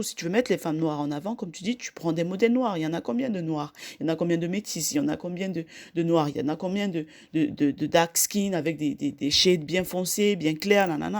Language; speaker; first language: French; native; French